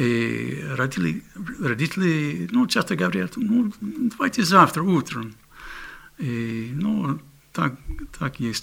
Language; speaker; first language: Russian; non-native, fluent; English